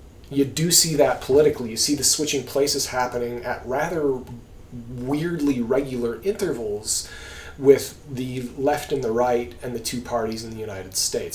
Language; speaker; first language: English; native; English